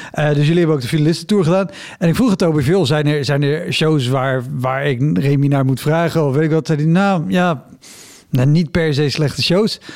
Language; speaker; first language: Dutch; native; Dutch